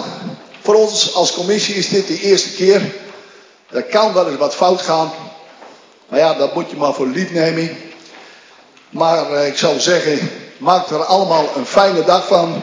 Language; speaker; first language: Dutch; native; Dutch